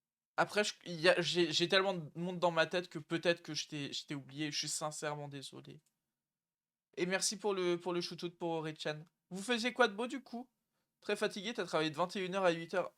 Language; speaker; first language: French; native; French